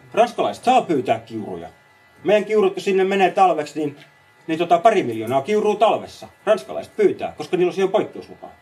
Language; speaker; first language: Finnish; native; Finnish